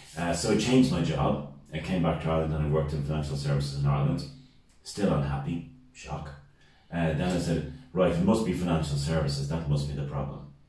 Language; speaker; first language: English; native; English